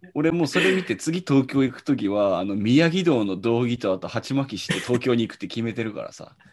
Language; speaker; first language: Japanese; native; Japanese